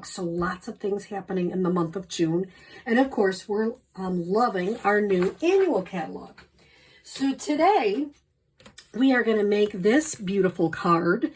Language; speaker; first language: English; native; English